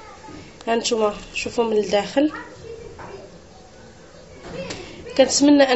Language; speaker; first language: Arabic; native; Arabic